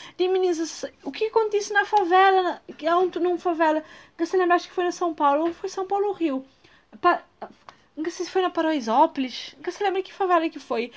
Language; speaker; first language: Portuguese; non-native, local second language; Kabuverdianu